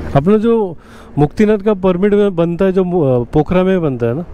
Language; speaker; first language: Hindi; non-native, local second language; Marathi